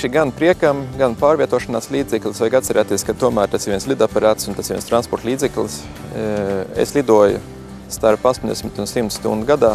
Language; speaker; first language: Latvian; native; Latvian